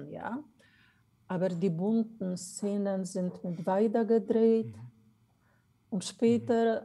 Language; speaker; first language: German; non-native, fluent; Polish